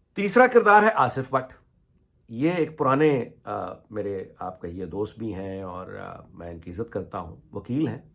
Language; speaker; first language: Urdu; native; Urdu